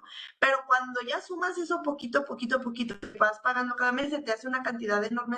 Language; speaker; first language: Spanish; native; Spanish